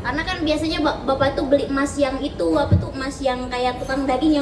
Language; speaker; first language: Indonesian; native; Indonesian